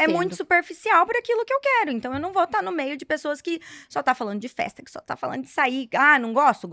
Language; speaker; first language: Portuguese; native; Portuguese